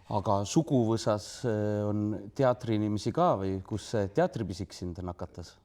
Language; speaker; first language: Estonian; native; Estonian